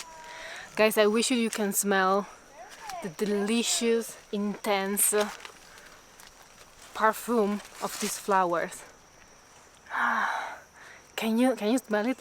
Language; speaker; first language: English; non-native, fluent; Italian